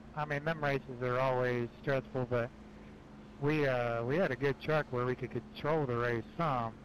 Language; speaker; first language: English; native; English